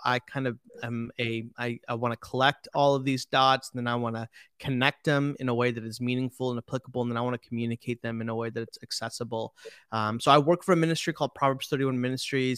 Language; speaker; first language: English; early bilingual, other home language; Telugu